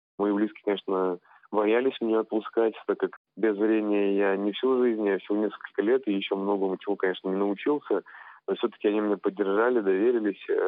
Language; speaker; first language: Russian; native; Russian